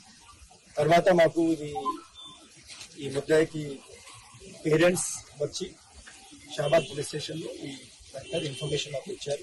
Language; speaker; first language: Telugu; non-native, local second language; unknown